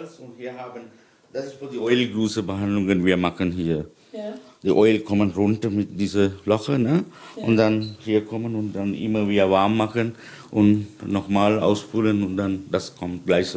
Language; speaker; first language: German; non-native, learner; Sinhala